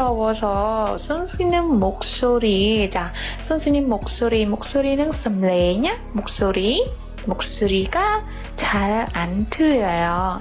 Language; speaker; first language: Korean; non-native, fluent; Khmer